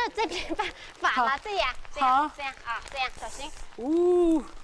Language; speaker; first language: Chinese; native; Chinese